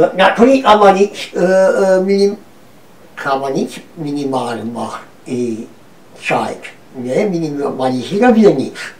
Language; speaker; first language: German; non-native, learner; Romanian